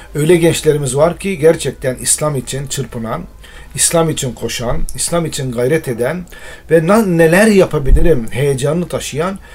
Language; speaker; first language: Turkish; non-native, local second language; Arabic